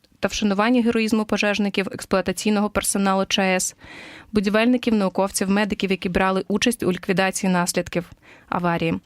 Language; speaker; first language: Ukrainian; native; Ukrainian